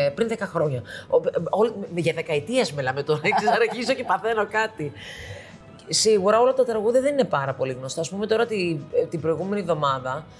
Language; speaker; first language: Greek; early bilingual, heritage; Greek